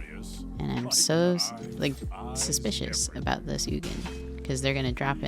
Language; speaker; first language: English; native; English